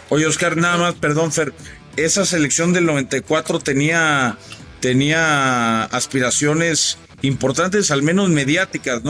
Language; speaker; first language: Spanish; native; Spanish